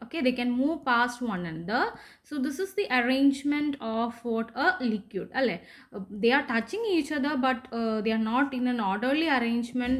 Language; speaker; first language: English; non-native, local second language; Malayalam